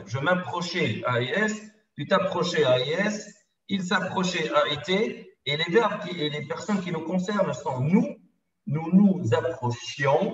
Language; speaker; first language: French; non-native, local second language; Arabic